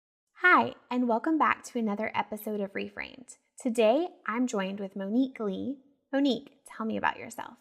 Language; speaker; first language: English; native; English